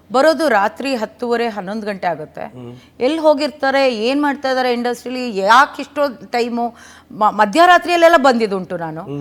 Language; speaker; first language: Kannada; native; Kannada